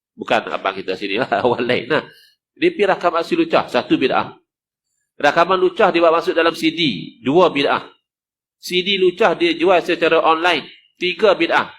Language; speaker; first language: Malay; native; Malay